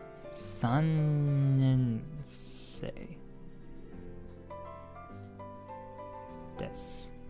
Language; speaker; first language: Japanese; non-native, learner; English